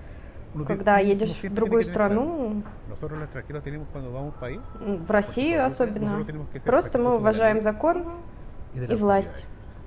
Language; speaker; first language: Russian; non-native, learner; Spanish